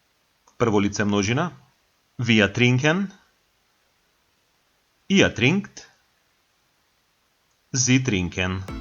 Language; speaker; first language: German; non-native, fluent; Macedonian